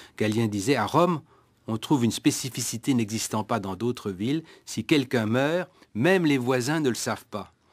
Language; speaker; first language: French; native; French